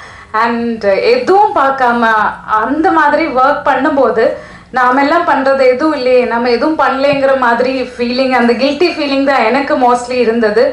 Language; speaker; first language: Tamil; non-native, fluent; Malayalam